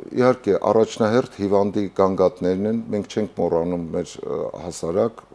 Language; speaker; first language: Armenian; native; Armenian